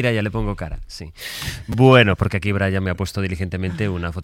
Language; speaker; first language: Spanish; native; Spanish